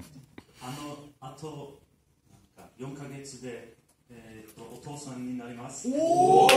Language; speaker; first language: Japanese; non-native, learner; Turkish